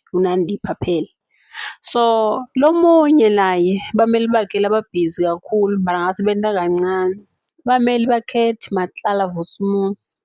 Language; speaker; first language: Zulu; non-native, local second language; Swati